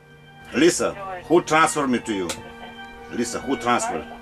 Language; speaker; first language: English; non-native, learner; Russian